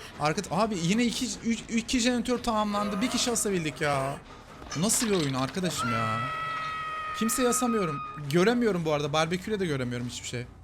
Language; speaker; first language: Turkish; native; Turkish